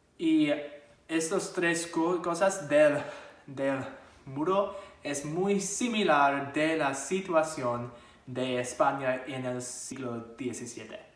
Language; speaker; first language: Spanish; non-native, learner; English